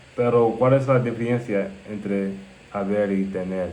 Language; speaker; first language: Spanish; non-native, learner; English